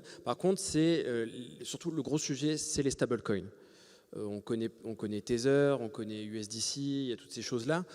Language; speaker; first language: French; native; French